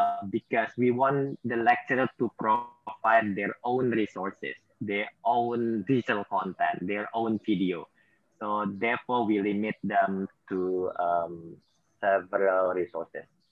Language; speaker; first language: English; non-native, fluent; Indonesian